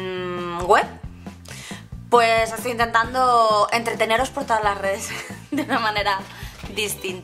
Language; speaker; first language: Spanish; native; Spanish